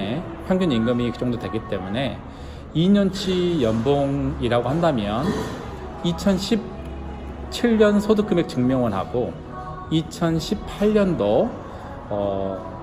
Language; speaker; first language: Korean; native; Korean